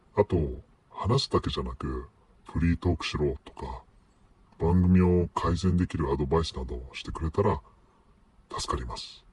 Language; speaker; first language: Japanese; non-native, fluent; English